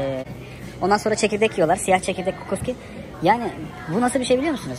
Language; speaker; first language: Turkish; native; Turkish